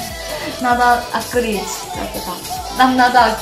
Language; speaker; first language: Russian; non-native, learner; Korean